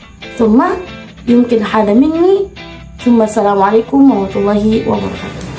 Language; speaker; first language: Arabic; non-native, learner; Indonesian